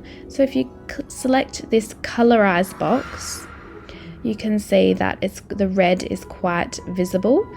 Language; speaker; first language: English; native; English